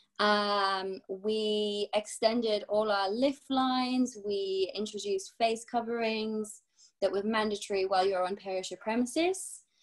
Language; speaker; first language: English; native; English